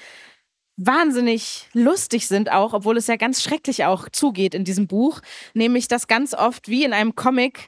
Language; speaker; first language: German; native; German